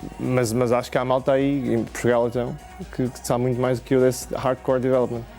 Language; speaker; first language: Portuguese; native; Portuguese